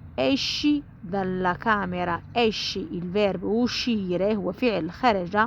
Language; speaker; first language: Italian; non-native, fluent; Arabic